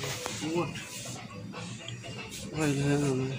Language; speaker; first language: Russian; native; Russian